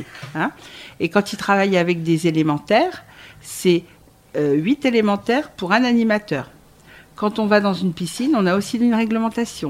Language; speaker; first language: French; native; French